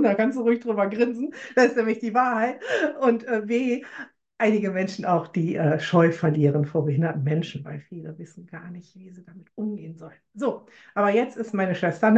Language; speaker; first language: German; native; German